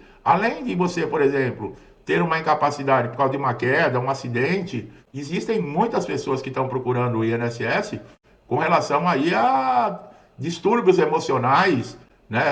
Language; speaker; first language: Portuguese; native; Portuguese